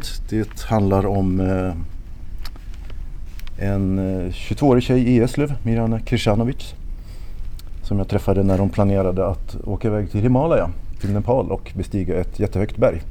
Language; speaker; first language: Swedish; native; Swedish